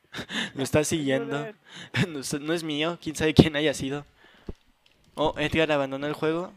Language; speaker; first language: Spanish; native; Spanish